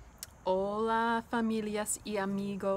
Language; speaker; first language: Spanish; non-native, learner; English